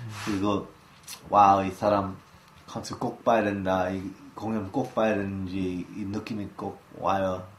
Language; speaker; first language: Korean; early bilingual, heritage; English